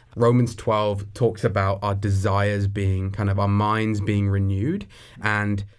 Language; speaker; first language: English; native; English